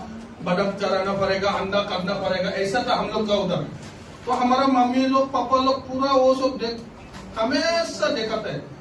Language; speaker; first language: Hindi; non-native, local second language; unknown